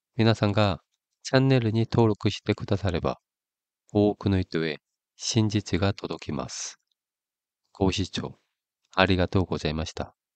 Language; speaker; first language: Japanese; non-native, fluent; Korean